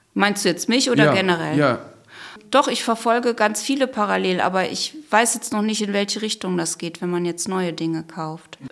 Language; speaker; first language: German; native; German